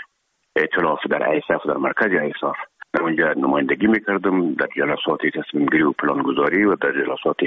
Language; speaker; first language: Persian; native; Persian